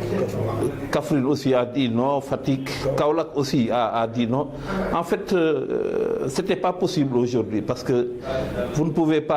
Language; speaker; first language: French; non-native, local second language; Wolof